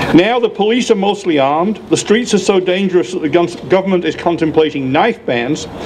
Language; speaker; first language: English; native; English